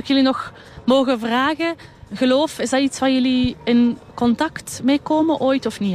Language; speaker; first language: Dutch; native; Dutch